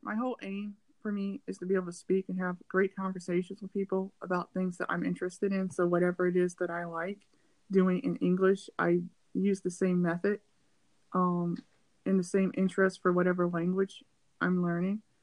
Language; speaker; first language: English; native; English